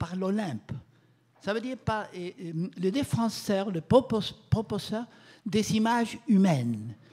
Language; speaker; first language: French; non-native, fluent; Spanish